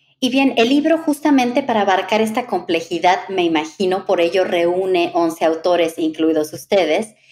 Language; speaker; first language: Spanish; native; Spanish